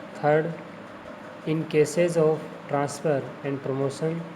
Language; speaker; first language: English; non-native, local second language; Hindi